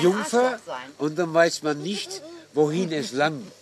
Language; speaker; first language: German; non-native, fluent; Dutch